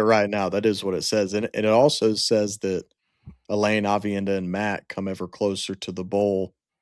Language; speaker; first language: English; native; English